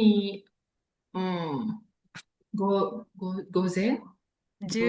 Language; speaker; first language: Japanese; non-native, learner; Indonesian